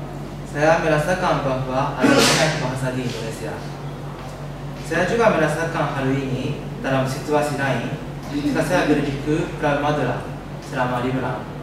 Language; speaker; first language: Indonesian; non-native, learner; Japanese